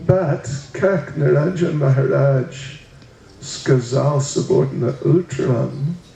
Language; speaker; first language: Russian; non-native, learner; English